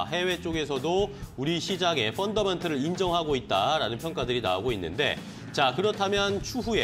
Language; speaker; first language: Korean; native; Korean